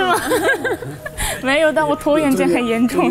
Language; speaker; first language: Chinese; non-native, fluent; Japanese